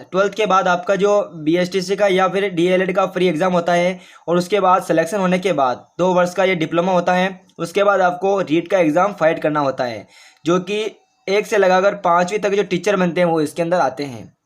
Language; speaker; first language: Hindi; native; Hindi